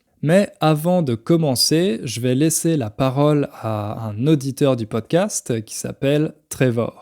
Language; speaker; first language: French; native; French